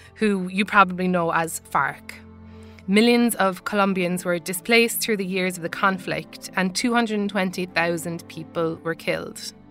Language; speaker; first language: English; native; English